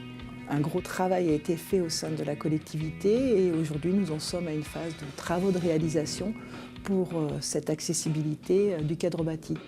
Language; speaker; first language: French; native; French